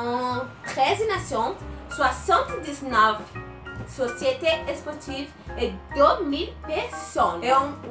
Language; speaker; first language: French; non-native, learner; Portuguese